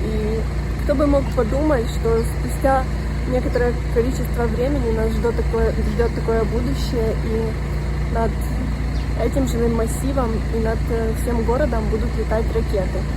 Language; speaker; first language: Russian; native; Russian